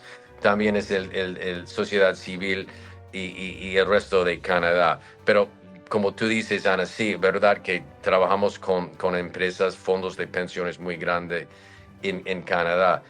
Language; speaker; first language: Spanish; non-native, fluent; English